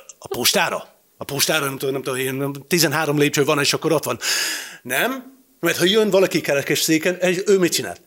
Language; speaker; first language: Hungarian; non-native, fluent; English